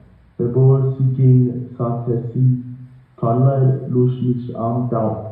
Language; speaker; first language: German; non-native, learner; English